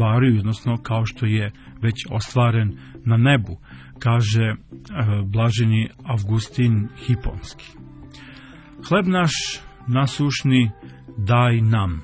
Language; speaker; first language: Serbian; native; Serbian